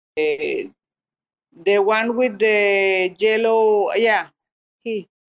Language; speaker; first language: English; non-native, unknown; Italian